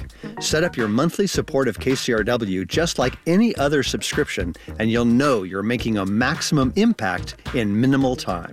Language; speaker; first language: English; native; English